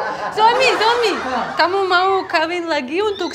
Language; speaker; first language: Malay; non-native, learner; Russian